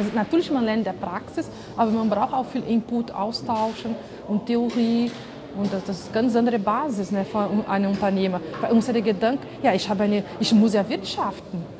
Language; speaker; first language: German; non-native, fluent; Portuguese